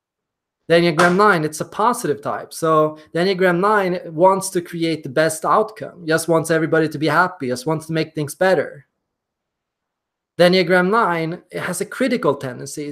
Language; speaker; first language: English; non-native, fluent; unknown